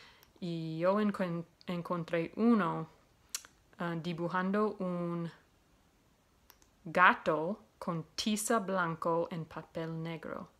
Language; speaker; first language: Spanish; non-native, fluent; English